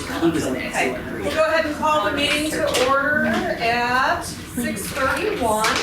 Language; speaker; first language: English; native; English